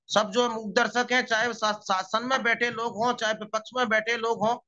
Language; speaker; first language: Hindi; native; Hindi